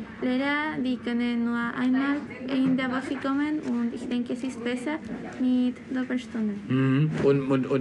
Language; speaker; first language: German; non-native, learner; Spanish